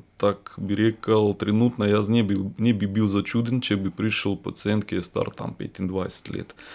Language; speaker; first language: Slovenian; non-native, fluent; Russian